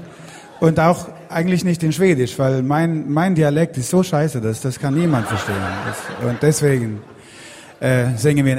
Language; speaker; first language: German; non-native, learner; Swedish